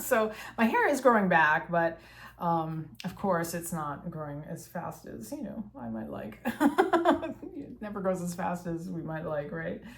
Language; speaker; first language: English; native; English